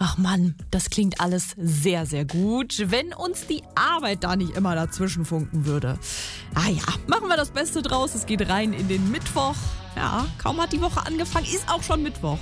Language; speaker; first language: German; native; German